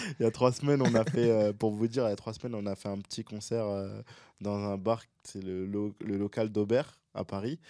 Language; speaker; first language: French; early bilingual, other home language; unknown